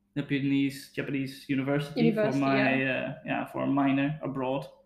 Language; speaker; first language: English; non-native, fluent; Dutch